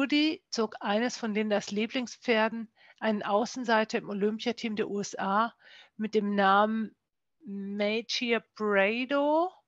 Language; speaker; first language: German; native; German